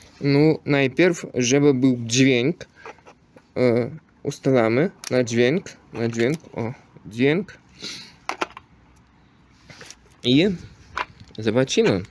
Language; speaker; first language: Polish; non-native, learner; Ukrainian